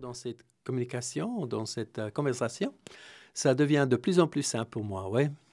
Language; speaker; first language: French; non-native, fluent; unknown